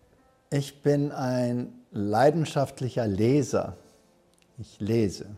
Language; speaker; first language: German; early bilingual, heritage; German